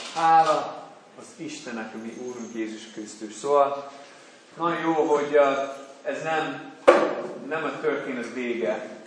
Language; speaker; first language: Hungarian; non-native, fluent; English